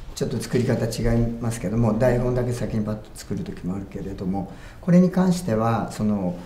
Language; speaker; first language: Japanese; native; Japanese